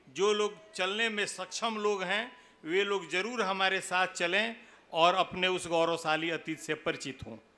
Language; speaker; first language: Hindi; native; Hindi